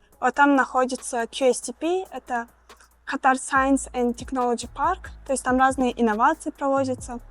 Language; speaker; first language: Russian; non-native, local second language; Tajik